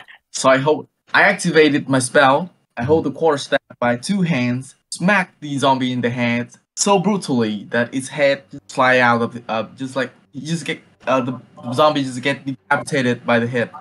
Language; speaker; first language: English; non-native, learner; Vietnamese